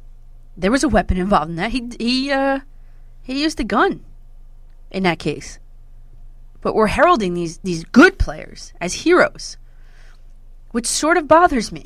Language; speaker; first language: English; native; English